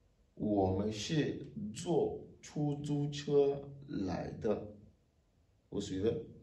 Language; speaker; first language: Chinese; non-native, fluent; French